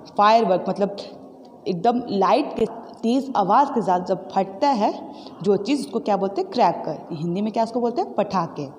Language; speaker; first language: Hindi; native; Hindi